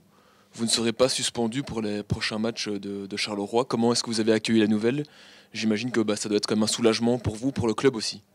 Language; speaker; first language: French; native; French